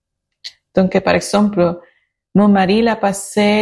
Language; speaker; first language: French; non-native, learner; Spanish